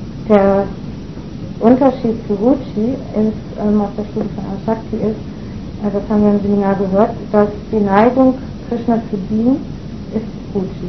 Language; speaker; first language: German; native; German